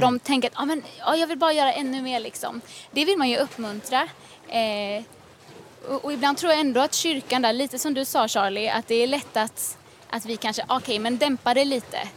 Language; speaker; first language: Swedish; native; Swedish